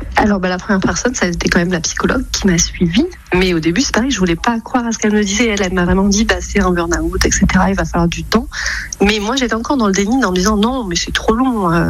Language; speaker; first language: French; native; French